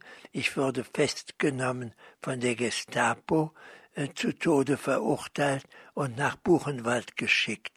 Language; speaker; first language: German; early bilingual, heritage; German